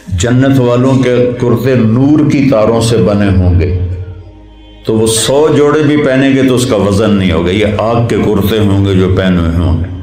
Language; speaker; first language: Urdu; non-native, local second language; Punjabi